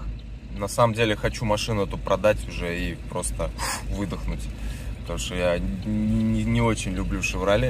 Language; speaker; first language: Russian; native; Russian